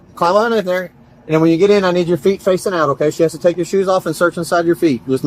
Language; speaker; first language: English; native; English